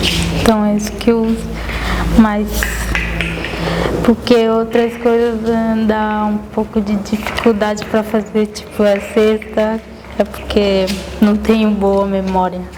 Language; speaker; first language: Portuguese; non-native, local second language; Guarani